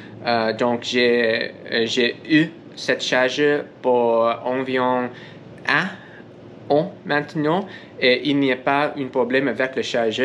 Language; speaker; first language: French; non-native, learner; English